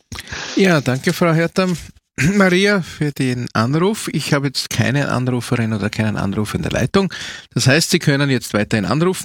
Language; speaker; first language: German; native; German